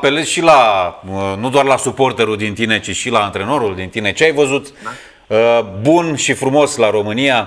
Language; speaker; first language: Romanian; native; Romanian